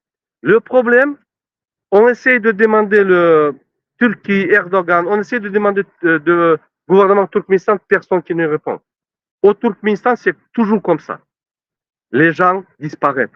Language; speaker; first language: French; non-native, learner; Turkmen